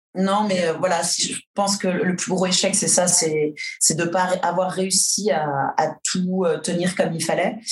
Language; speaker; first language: French; native; French